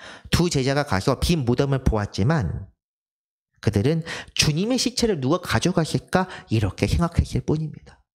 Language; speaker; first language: Korean; native; Korean